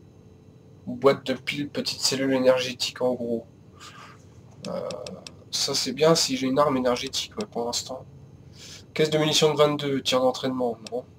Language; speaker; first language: French; native; French